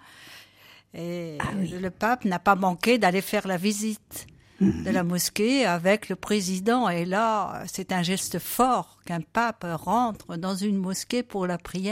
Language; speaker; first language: French; native; French